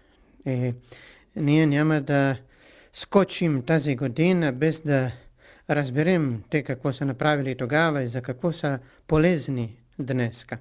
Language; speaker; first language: Bulgarian; non-native, fluent; Italian